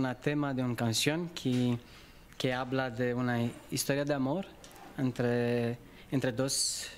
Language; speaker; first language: Spanish; non-native, learner; Romanian